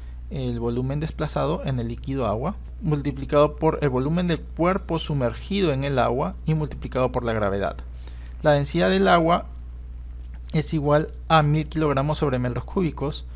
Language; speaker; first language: Spanish; native; Spanish